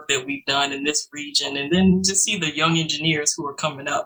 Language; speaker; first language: English; native; English